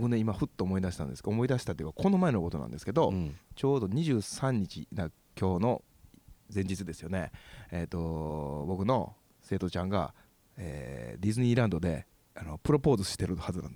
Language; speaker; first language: Japanese; native; Japanese